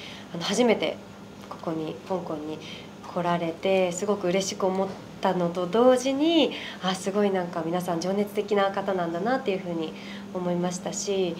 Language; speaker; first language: Japanese; native; Japanese